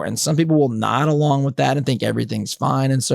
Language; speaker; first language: English; native; English